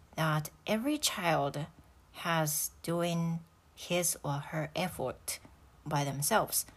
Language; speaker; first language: English; non-native, fluent; Japanese